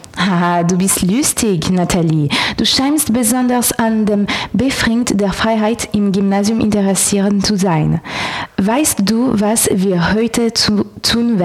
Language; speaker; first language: German; non-native, learner; French